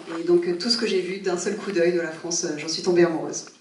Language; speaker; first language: French; native; French